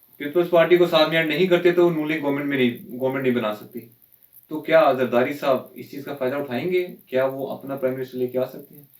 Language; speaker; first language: Urdu; native; Urdu